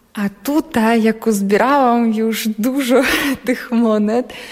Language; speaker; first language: Polish; non-native, learner; Ukrainian